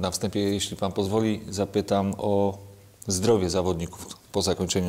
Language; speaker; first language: Polish; native; Polish